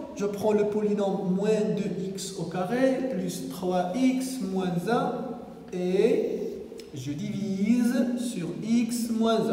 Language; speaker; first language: French; non-native, local second language; Arabic